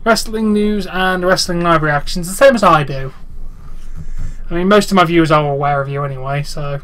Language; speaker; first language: English; native; English